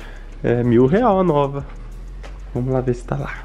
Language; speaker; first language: Portuguese; native; Portuguese